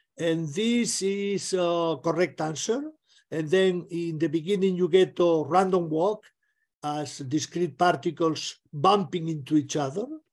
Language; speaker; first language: English; non-native, fluent; Spanish